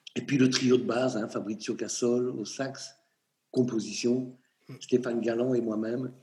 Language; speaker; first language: French; native; French